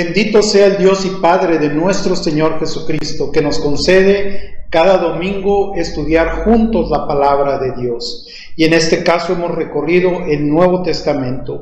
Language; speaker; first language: Spanish; native; Spanish